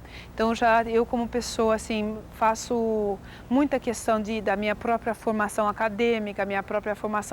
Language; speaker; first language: Portuguese; early bilingual, heritage; Portuguese